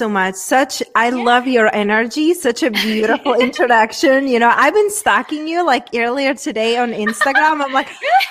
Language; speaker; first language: English; non-native, fluent; Czech